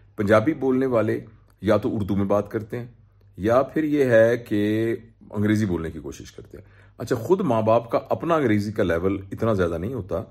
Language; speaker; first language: Urdu; non-native, local second language; Punjabi